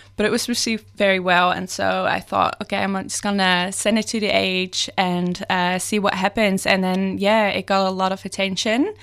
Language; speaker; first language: English; non-native, fluent; Dutch